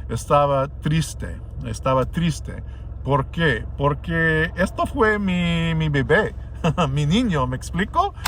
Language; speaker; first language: Spanish; non-native, fluent; English